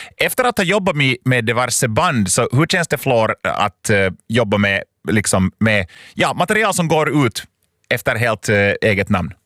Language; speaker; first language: Swedish; native; Swedish